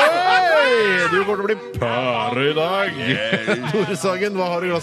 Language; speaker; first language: Norwegian; native; Norwegian